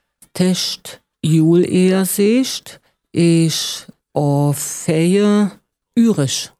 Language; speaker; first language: Hungarian; non-native, learner; German